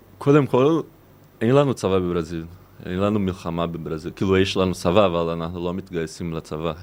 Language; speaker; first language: Hebrew; non-native, fluent; Portuguese